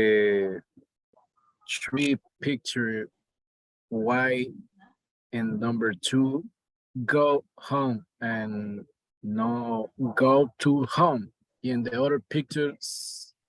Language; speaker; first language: English; non-native, learner; Spanish